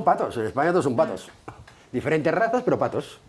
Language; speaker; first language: Spanish; native; Spanish